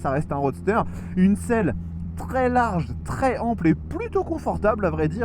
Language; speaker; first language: French; native; French